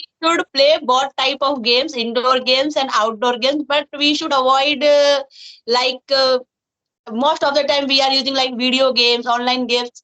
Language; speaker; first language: English; non-native, fluent; Hindi